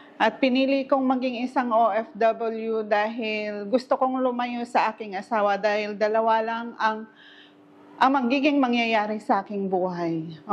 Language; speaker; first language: Filipino; non-native, local second language; Hiligaynon